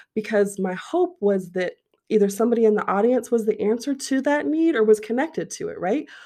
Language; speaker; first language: English; native; English